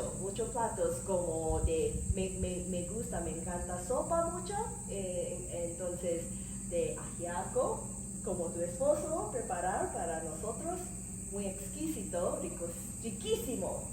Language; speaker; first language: Spanish; non-native, learner; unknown